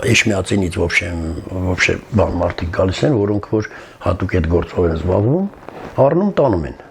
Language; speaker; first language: Armenian; non-native, local second language; Kurdish